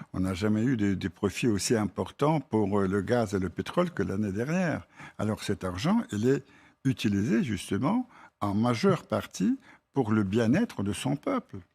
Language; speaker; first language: French; non-native, fluent; Russian